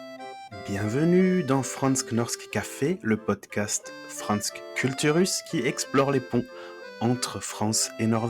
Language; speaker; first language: French; native; French